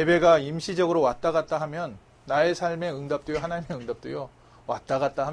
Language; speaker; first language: Korean; native; Korean